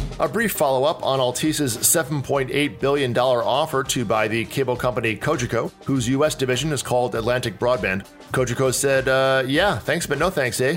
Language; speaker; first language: English; native; English